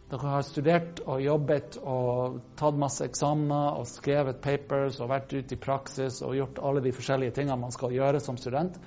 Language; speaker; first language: Norwegian; non-native, fluent; English